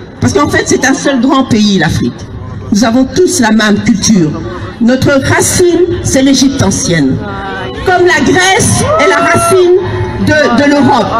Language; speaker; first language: French; early bilingual, other home language; Lingala